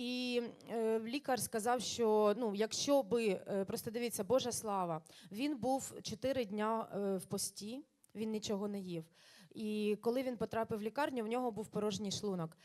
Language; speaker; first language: Ukrainian; non-native, local second language; Russian